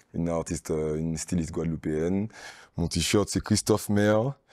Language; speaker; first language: French; native; French